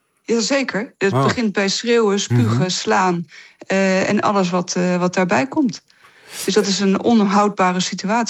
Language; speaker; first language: Dutch; native; Dutch